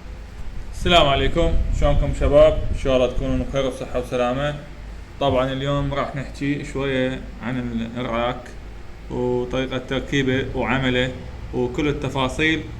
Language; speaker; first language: Arabic; native; Arabic